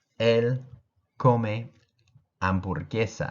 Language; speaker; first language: Spanish; non-native, fluent; English